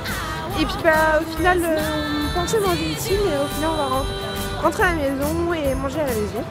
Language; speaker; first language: French; native; French